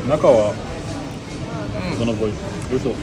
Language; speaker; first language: Japanese; non-native, learner; French